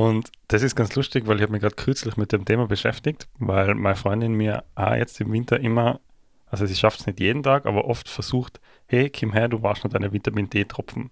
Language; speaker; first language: German; native; German